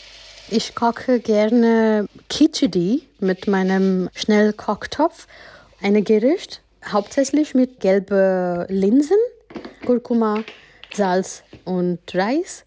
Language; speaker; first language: German; non-native, learner; Gujarati